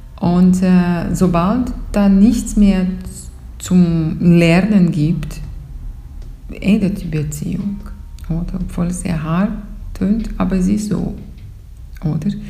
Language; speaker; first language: German; non-native, fluent; Portuguese